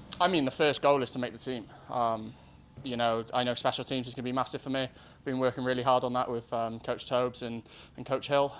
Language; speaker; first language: English; native; English